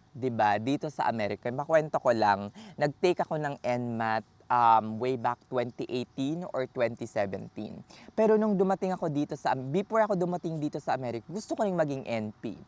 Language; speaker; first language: Filipino; native; Filipino